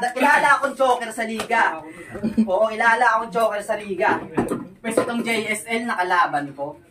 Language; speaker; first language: Filipino; non-native, local second language; Hiligaynon